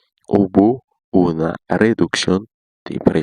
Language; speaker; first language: Spanish; non-native, learner; Haitian Creole